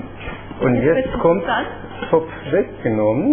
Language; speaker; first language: German; non-native, fluent; Persian